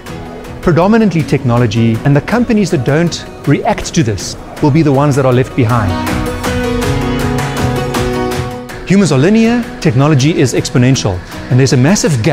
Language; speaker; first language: English; native; English